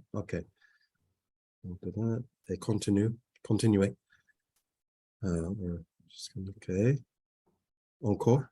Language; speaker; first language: French; non-native, fluent; English